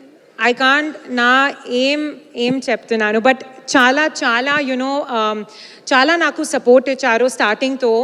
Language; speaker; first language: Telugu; non-native, learner; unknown